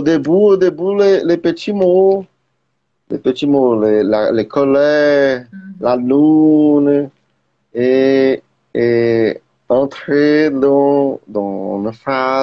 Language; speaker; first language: French; non-native, learner; Portuguese